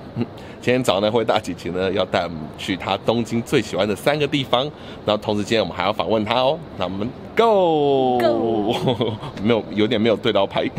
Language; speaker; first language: Chinese; native; Chinese